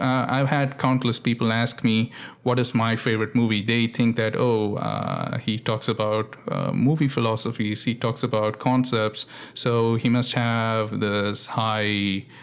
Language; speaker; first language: English; non-native, local second language; Tamil